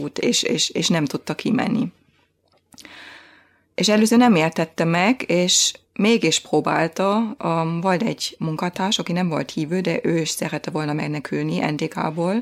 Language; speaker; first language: Hungarian; non-native, fluent; German